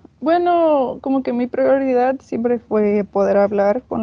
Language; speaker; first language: Spanish; non-native, fluent; English